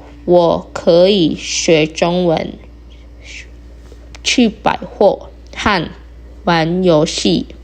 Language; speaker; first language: Chinese; non-native, fluent; Indonesian